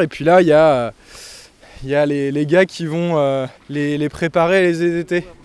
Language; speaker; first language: French; native; French